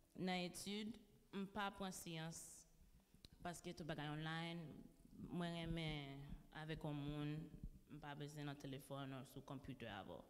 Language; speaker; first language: French; non-native, local second language; Haitian Creole